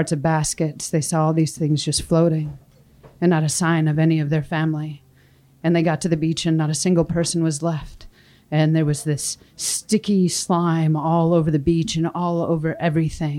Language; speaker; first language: English; native; English